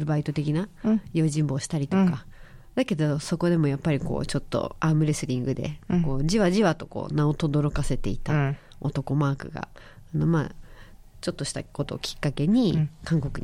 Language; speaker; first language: Japanese; native; Japanese